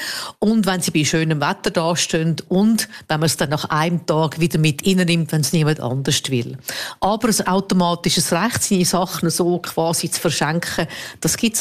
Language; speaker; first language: German; native; German